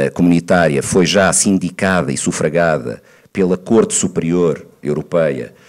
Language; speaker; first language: Portuguese; native; Portuguese